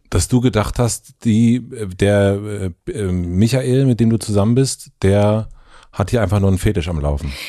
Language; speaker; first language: German; native; German